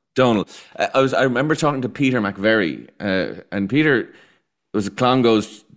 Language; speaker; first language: English; native; English